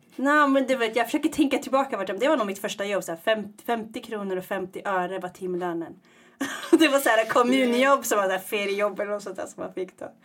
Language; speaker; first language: Swedish; early bilingual, other home language; Tigrinya